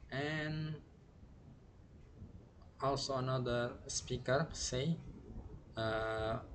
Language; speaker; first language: English; non-native, learner; Indonesian